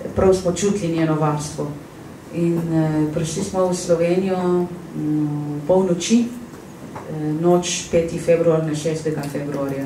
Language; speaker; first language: Slovenian; non-native, fluent; Arabic